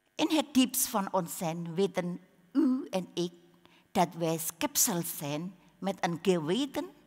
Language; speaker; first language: Dutch; non-native, learner; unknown